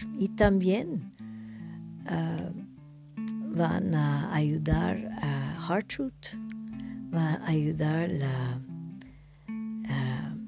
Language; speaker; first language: Spanish; non-native, learner; English